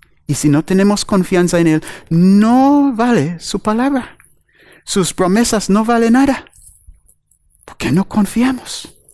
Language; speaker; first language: Spanish; non-native, fluent; English